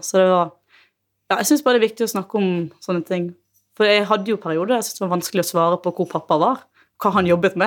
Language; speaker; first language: Norwegian; native; Norwegian